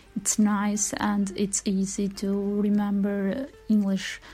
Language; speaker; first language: English; non-native, fluent; Albanian